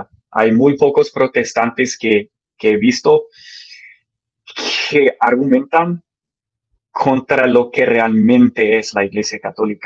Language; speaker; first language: Spanish; early bilingual, heritage; English